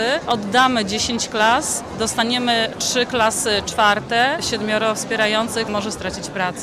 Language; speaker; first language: Polish; native; Polish